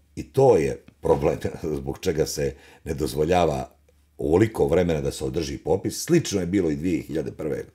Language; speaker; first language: Serbian; native; Serbian